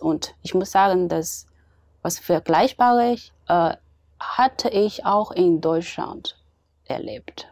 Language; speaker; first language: German; non-native, fluent; Chinese